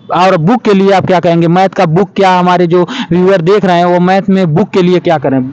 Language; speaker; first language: Hindi; native; Hindi